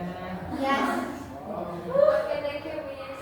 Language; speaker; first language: English; non-native, learner; Indonesian